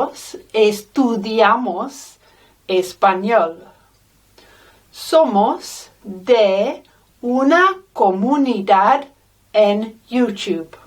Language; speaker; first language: Spanish; non-native, fluent; English